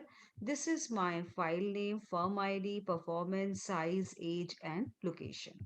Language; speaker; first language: English; non-native, local second language; Hindi